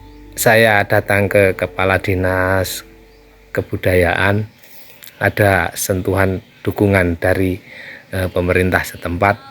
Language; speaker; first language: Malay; non-native, local second language; Javanese